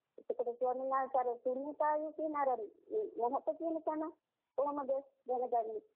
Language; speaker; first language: Sinhala; native; Sinhala